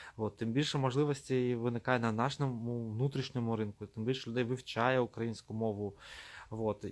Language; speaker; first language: Ukrainian; non-native, local second language; Russian